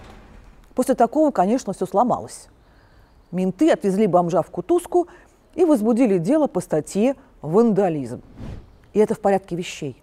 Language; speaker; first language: Russian; native; Russian